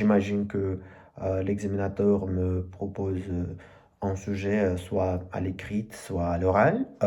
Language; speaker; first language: French; non-native, learner; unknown